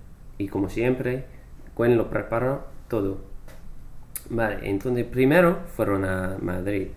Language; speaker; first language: Spanish; non-native, fluent; English